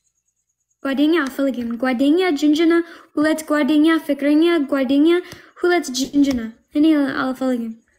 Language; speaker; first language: Amharic; non-native, learner; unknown